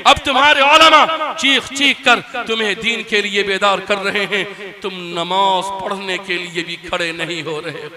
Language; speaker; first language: Urdu; native; Urdu